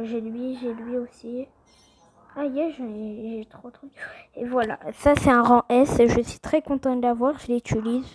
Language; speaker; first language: French; native; French